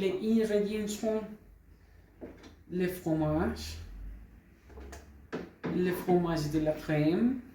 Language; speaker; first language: French; non-native, learner; Spanish